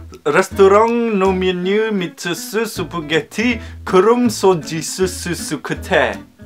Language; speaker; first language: Korean; non-native, learner; English